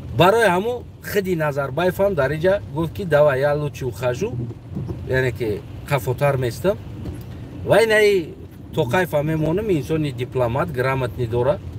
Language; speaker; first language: Tajik; non-native, local second language; Uzbek